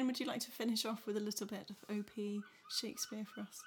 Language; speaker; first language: English; native; English